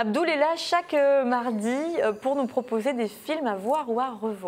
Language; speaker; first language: French; native; French